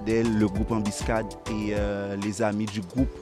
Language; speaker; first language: French; non-native, local second language; Haitian Creole